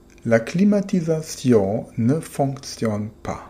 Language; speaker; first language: French; non-native, fluent; German